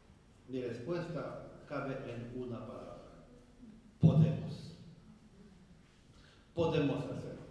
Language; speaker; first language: Spanish; non-native, fluent; French